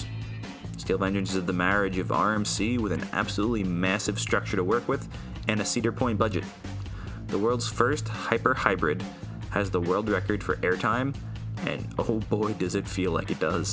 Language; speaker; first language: English; native; English